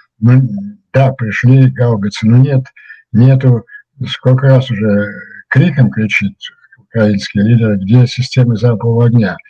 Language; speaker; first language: Russian; native; Russian